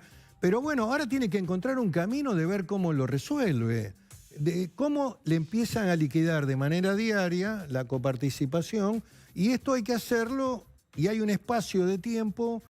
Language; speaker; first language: Spanish; native; Spanish